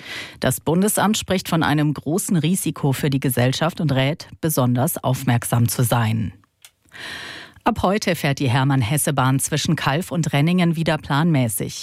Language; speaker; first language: German; native; German